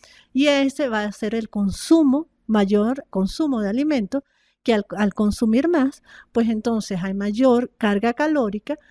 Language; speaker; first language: Spanish; native; Spanish